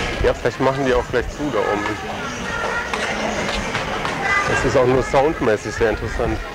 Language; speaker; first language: German; native; German